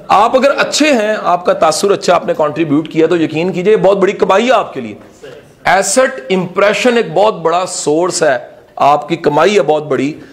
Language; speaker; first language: Urdu; non-native, local second language; Punjabi